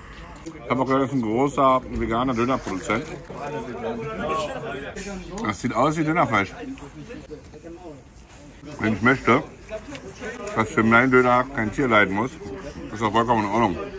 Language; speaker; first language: German; native; German